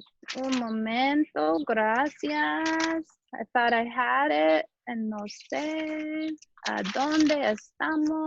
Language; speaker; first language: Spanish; non-native, learner; English